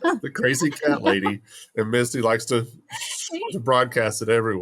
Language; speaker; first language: English; native; English